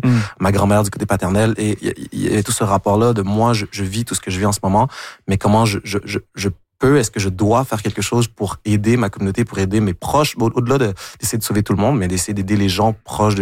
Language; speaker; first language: French; early bilingual, other home language; Haitian Creole